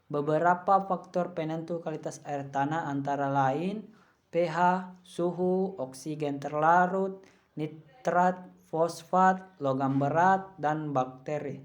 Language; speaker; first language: Indonesian; native; Indonesian